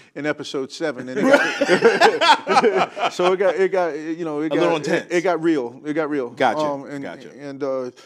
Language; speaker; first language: English; native; English